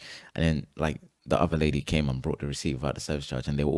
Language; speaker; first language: English; native; English